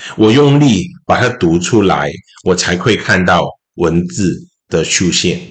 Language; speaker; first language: Chinese; non-native, local second language; Cantonese